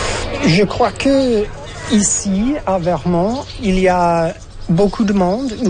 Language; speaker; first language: French; non-native, fluent; English